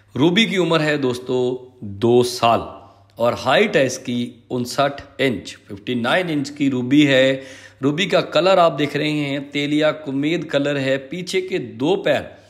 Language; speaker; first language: Hindi; non-native, local second language; Punjabi